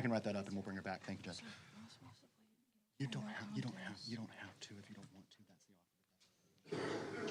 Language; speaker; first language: English; native; English